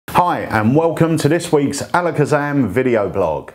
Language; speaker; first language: English; native; English